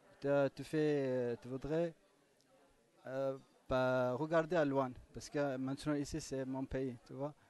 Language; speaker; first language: French; non-native, learner; Kurdish